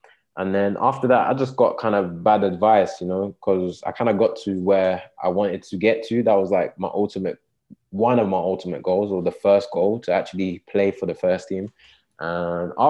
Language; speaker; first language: English; native; English